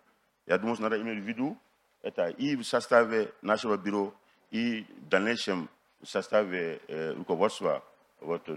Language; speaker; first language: Russian; non-native, fluent; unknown